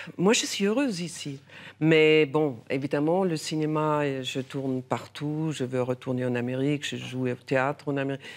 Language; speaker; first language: French; non-native, local second language; German